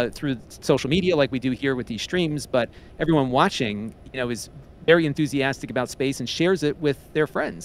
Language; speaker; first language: English; native; English